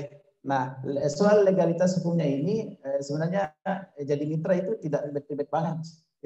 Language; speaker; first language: Indonesian; native; Indonesian